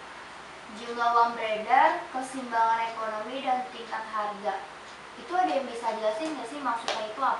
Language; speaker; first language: Indonesian; native; Indonesian